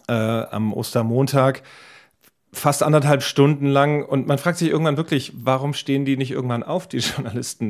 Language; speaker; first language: German; native; German